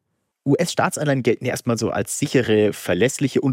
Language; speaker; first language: German; native; German